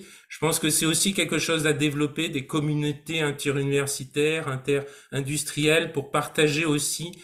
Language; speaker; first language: French; native; French